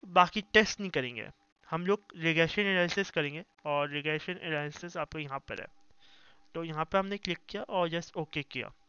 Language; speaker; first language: Hindi; native; Hindi